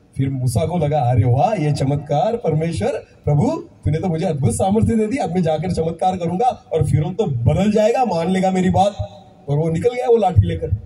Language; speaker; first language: Hindi; non-native, local second language; Marathi